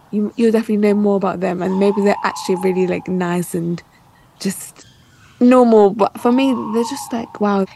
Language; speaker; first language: English; native; English